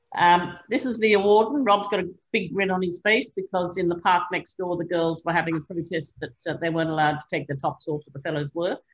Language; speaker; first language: English; native; English